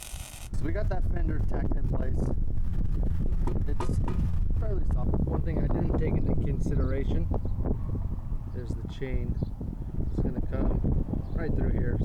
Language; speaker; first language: English; native; English